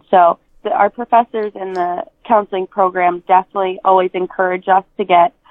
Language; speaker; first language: English; native; English